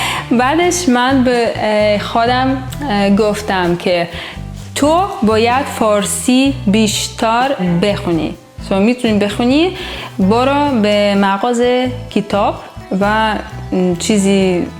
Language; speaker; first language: Persian; non-native, learner; Russian